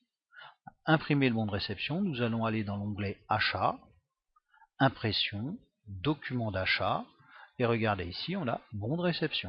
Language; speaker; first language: French; native; French